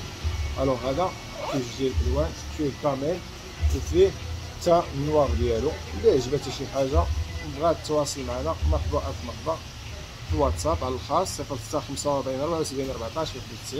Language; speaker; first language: Arabic; native; Arabic